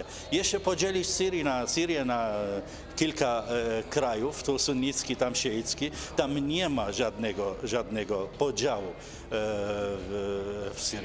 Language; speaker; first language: Polish; non-native, fluent; Arabic